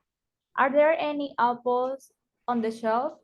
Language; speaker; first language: English; non-native, learner; Spanish